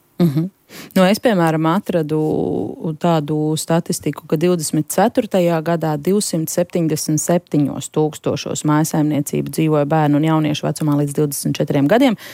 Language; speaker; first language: Latvian; native; Latvian